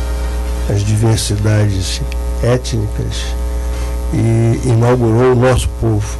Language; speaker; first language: Portuguese; native; Portuguese